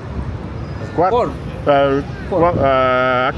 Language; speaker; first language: Spanish; non-native, learner; English